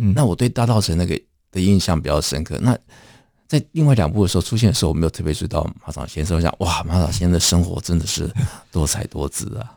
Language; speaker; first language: Chinese; native; Chinese